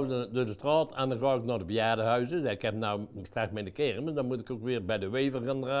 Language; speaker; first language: Dutch; native; Dutch